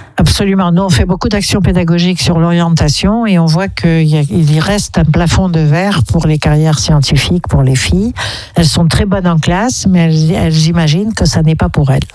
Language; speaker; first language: French; native; French